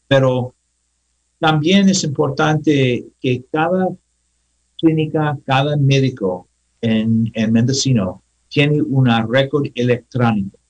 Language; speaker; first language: Spanish; non-native, learner; English